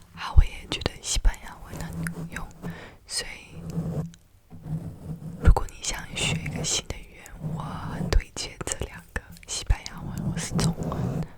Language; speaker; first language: Chinese; early bilingual, heritage; Chinese